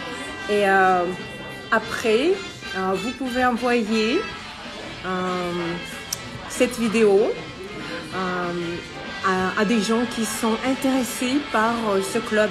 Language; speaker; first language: French; non-native, fluent; Russian